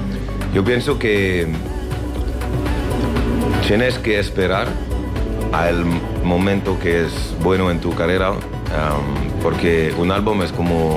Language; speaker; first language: Spanish; non-native, learner; French